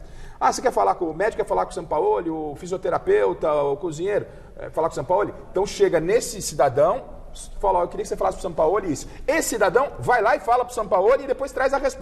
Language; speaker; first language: Portuguese; native; Portuguese